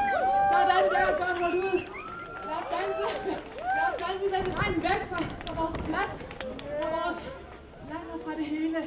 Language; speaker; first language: Danish; native; Danish